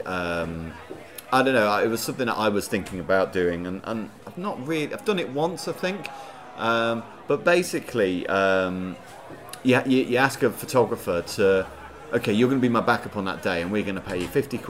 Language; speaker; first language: English; native; English